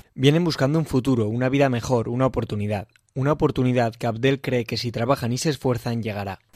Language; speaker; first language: Spanish; native; Spanish